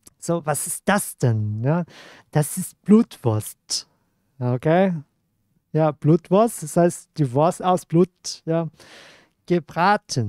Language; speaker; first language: German; non-native, fluent; Cantonese